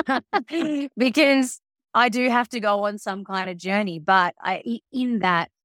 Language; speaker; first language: English; early bilingual, other home language; Filipino